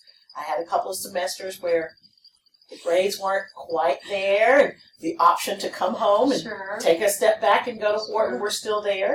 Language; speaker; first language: English; native; English